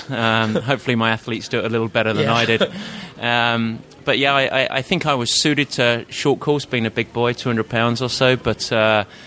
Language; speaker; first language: English; native; English